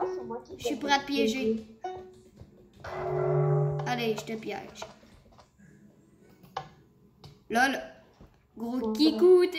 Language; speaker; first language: French; native; French